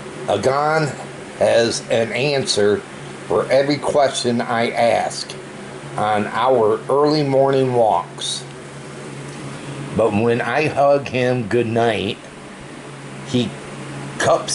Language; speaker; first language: English; native; English